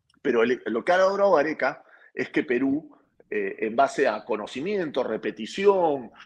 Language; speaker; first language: Spanish; native; Spanish